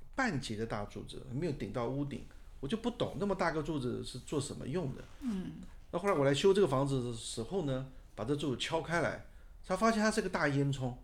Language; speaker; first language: Chinese; native; Chinese